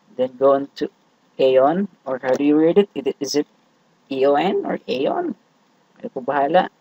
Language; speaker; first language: Filipino; non-native, local second language; Cebuano